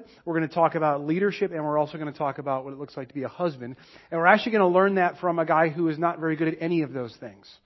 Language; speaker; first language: English; native; English